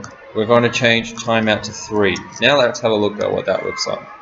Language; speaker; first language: English; native; English